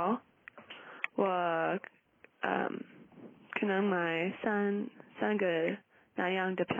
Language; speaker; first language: Chinese; non-native, learner; English